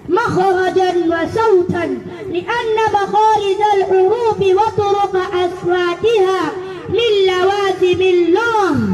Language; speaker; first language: Arabic; non-native, learner; Urdu